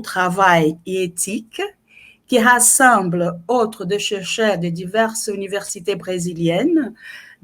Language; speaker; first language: French; non-native, fluent; Portuguese